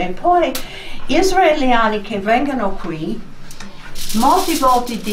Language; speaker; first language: Italian; non-native, fluent; English